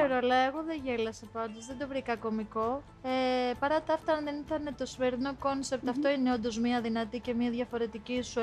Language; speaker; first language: Greek; native; Greek